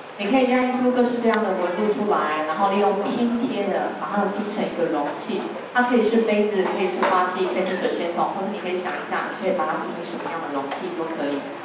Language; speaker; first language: Chinese; native; Chinese